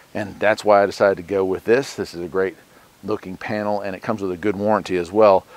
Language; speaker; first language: English; native; English